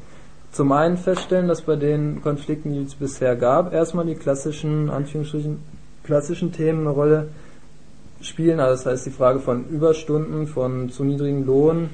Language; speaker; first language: German; native; German